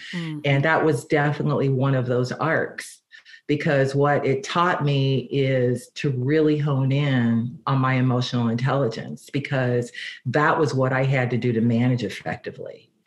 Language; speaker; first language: English; native; English